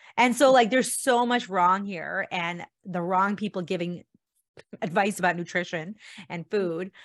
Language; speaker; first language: English; early bilingual, other home language; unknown